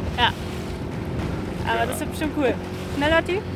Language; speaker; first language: German; native; German